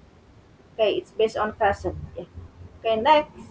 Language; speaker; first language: English; non-native, learner; Indonesian